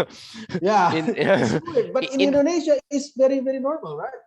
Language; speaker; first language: English; non-native, fluent; Indonesian